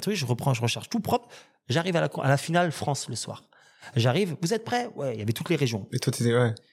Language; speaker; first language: French; native; French